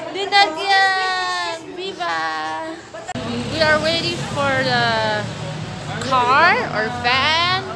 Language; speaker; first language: English; non-native, local second language; Cebuano